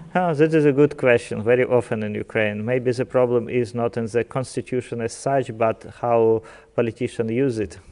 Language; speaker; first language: English; non-native, fluent; Ukrainian